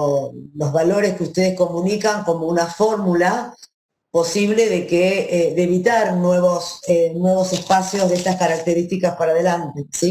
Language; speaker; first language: Spanish; native; Spanish